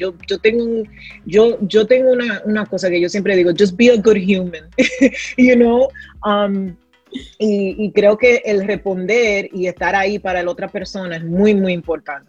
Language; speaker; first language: Spanish; early bilingual, heritage; Spanish